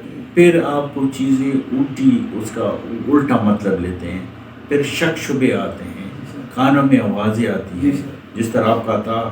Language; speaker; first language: Urdu; native; Urdu